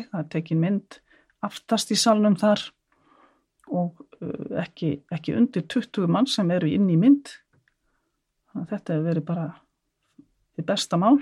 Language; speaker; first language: Icelandic; native; Icelandic